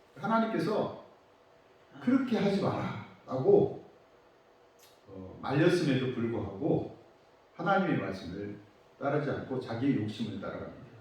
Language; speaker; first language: Korean; native; Korean